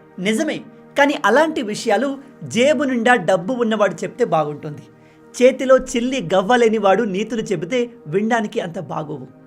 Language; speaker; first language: Telugu; non-native, local second language; Lambadi